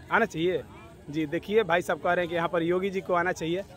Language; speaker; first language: Hindi; native; Hindi